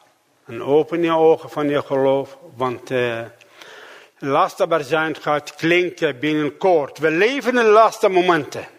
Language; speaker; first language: Dutch; non-native, fluent; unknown